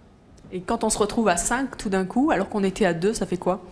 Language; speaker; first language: French; native; French